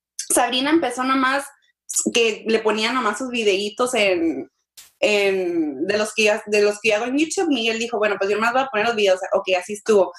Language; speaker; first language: Spanish; early bilingual, heritage; Spanish